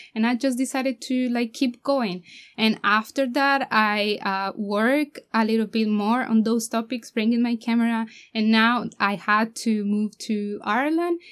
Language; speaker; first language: English; non-native, fluent; Spanish